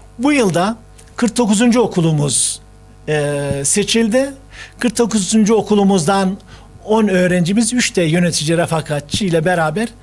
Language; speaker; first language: Turkish; native; Turkish